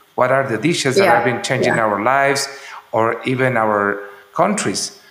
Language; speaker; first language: English; non-native, fluent; Spanish